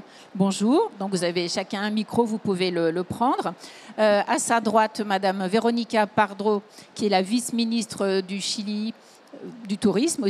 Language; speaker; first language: French; native; French